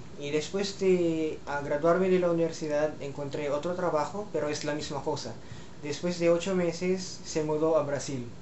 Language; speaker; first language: Spanish; non-native, fluent; Filipino